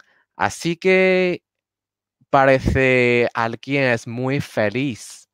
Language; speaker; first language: Spanish; non-native, learner; Chinese